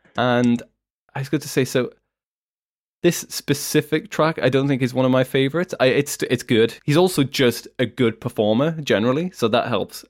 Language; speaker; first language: English; native; English